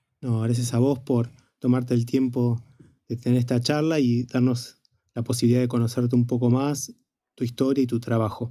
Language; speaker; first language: Spanish; native; Spanish